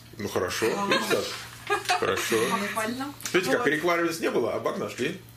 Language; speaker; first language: Russian; native; Russian